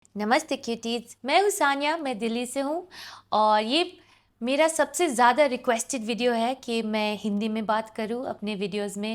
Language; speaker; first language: Hindi; non-native, local second language; English